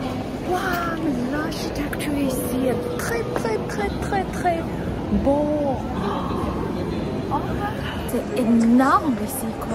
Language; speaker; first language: French; non-native, learner; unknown